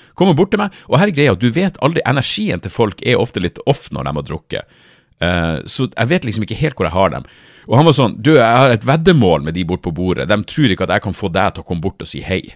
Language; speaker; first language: Norwegian; native; Norwegian